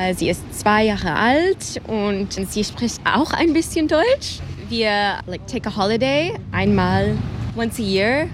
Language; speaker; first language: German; non-native, learner; English